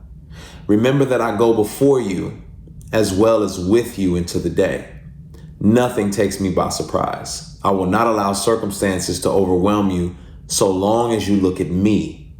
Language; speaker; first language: English; native; English